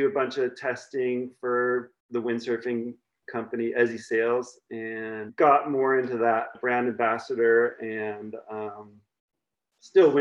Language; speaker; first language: English; native; English